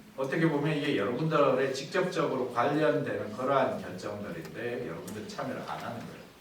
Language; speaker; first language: Korean; native; Korean